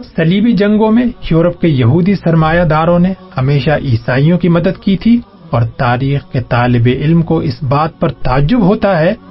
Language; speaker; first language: Urdu; native; Urdu